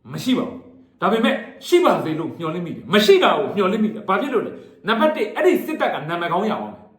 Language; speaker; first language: Burmese; native; Burmese